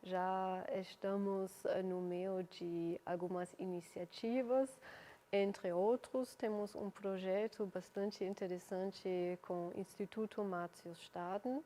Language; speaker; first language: Portuguese; non-native, fluent; German